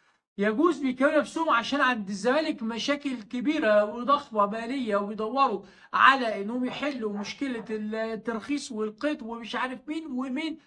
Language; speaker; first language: Arabic; native; Arabic